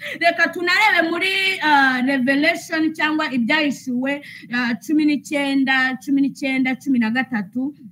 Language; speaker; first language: Kinyarwanda; early bilingual, heritage; Kinyarwanda